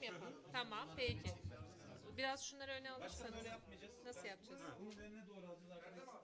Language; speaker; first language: Turkish; native; Turkish